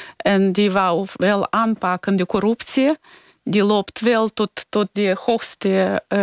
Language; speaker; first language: Dutch; non-native, fluent; Romanian